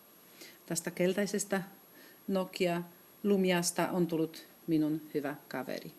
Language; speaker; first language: Finnish; non-native, fluent; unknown